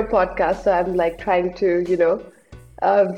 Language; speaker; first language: English; non-native, local second language; Hindi